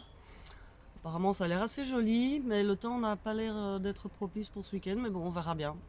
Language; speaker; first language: French; native; French